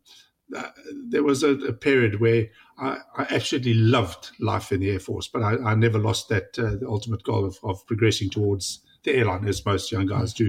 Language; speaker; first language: English; native; English